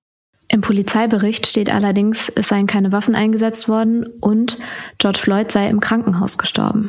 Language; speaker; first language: German; native; German